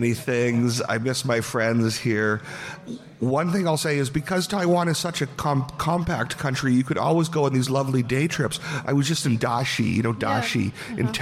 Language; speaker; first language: English; native; English